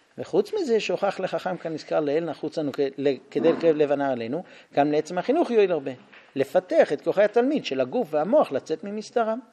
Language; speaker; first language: Hebrew; non-native, fluent; English